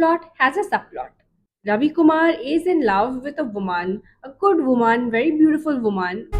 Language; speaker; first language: English; non-native, local second language; Hindi